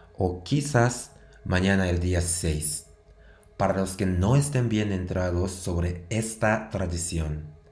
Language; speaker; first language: Spanish; non-native, fluent; Japanese